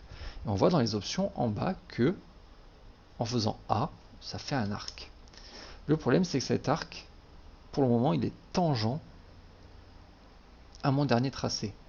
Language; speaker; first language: French; native; French